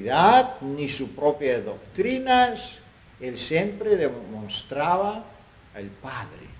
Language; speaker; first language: Spanish; non-native, fluent; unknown